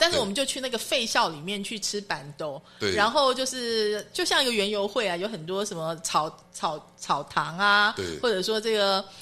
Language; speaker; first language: Chinese; native; Chinese